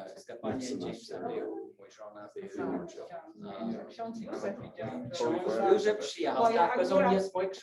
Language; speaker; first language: Polish; non-native, learner; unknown